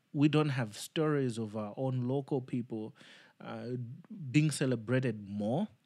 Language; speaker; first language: English; non-native, local second language; Nyanja